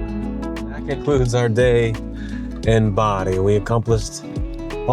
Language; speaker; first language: English; native; English